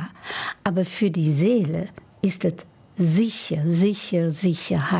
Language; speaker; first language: German; non-native, fluent; Dutch